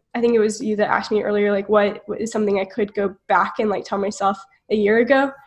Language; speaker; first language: English; native; English